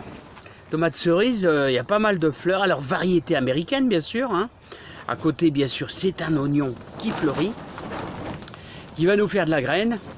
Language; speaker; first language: French; native; French